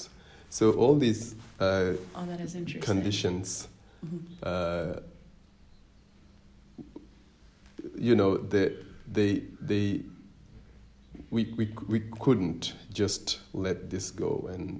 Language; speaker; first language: English; non-native, fluent; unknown